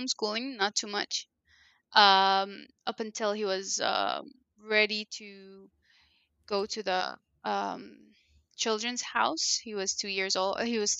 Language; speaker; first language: English; non-native, fluent; Arabic